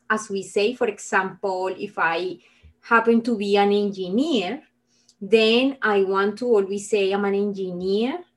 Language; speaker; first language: English; non-native, fluent; Spanish